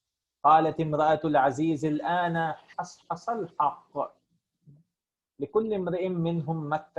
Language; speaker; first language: Arabic; non-native, fluent; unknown